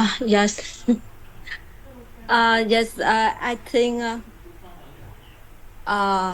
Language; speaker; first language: English; non-native, learner; Vietnamese